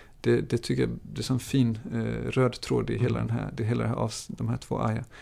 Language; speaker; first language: Swedish; native; Swedish